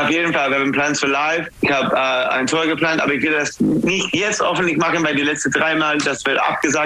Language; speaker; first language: German; non-native, learner; English